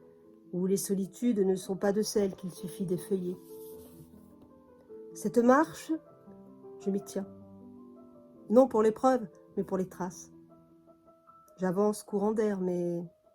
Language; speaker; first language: French; native; French